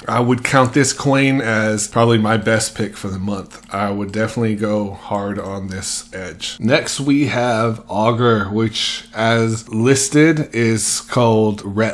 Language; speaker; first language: English; native; English